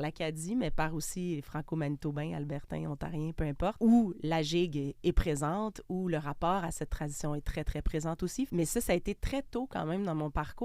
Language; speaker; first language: French; early bilingual, other home language; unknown